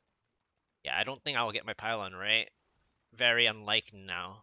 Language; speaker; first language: English; native; English